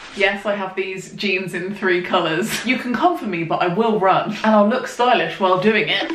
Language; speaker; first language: English; native; English